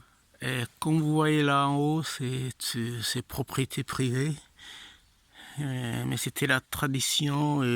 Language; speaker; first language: French; non-native, fluent; Italian